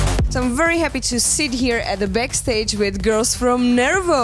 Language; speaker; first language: English; non-native, fluent; Czech